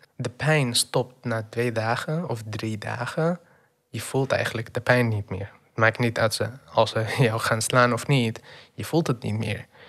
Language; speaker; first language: Dutch; non-native, fluent; Arabic